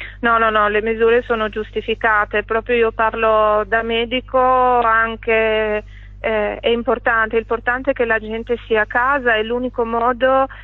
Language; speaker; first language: Italian; non-native, fluent; Albanian